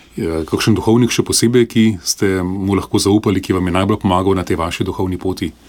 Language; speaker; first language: Slovenian; native; Slovenian